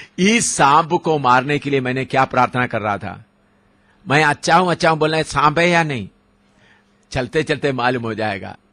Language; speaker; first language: Hindi; non-native, local second language; Malayalam